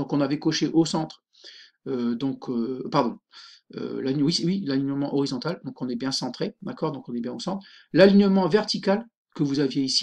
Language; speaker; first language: French; native; French